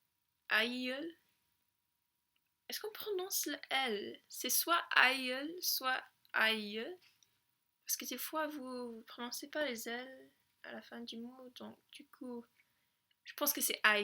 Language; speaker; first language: French; non-native, fluent; English